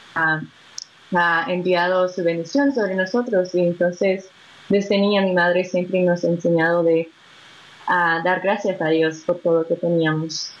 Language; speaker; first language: Spanish; non-native, fluent; Portuguese